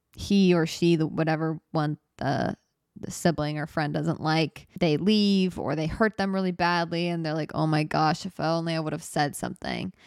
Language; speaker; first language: English; native; English